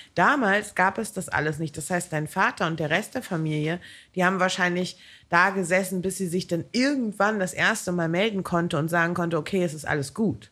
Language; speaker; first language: German; native; German